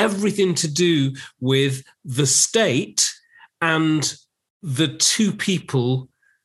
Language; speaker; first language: English; native; English